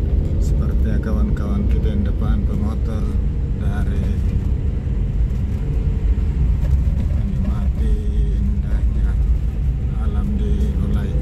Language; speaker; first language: Indonesian; native; Indonesian